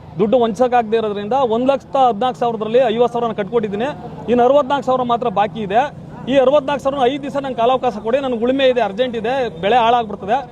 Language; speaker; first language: Kannada; native; Kannada